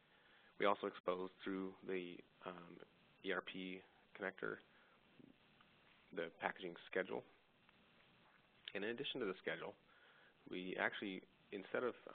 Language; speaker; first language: English; native; English